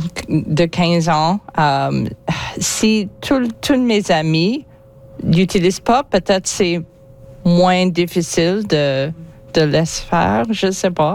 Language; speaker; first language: French; non-native, learner; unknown